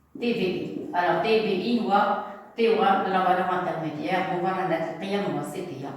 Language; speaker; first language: French; non-native, local second language; Arabic